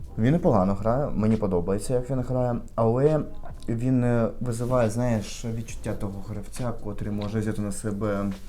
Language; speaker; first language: Ukrainian; non-native, local second language; Russian